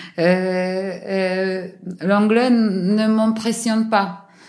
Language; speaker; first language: French; non-native, learner; Polish